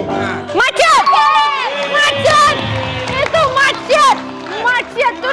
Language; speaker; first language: Indonesian; non-native, learner; Russian